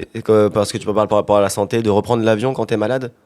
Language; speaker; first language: French; native; French